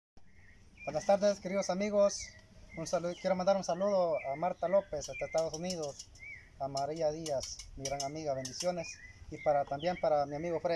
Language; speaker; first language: Spanish; native; Spanish